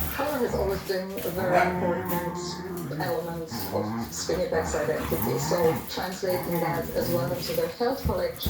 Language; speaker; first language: English; non-native, fluent; Italian